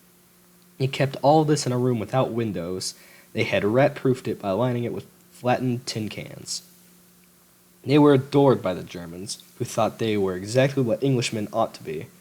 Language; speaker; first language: English; native; English